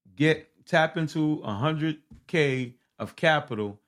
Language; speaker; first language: English; early bilingual, other home language; Haitian Creole